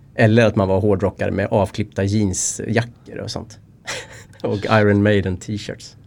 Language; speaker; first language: Swedish; native; Swedish